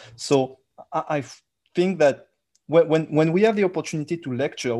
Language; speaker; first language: English; non-native, fluent; French